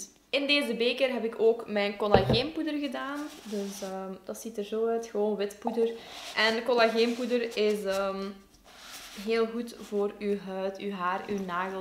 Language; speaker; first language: Dutch; native; Dutch